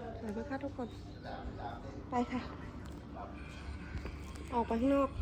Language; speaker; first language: Thai; native; Thai